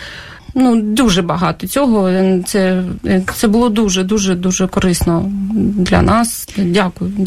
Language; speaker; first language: Ukrainian; non-native, local second language; Russian